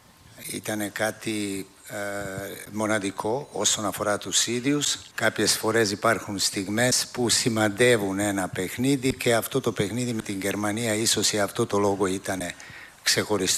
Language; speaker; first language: Greek; non-native, fluent; Serbian